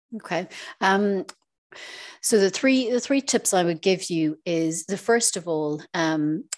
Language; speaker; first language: English; native; English